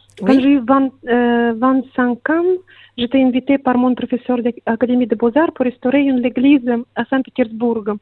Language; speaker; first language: French; non-native, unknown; Russian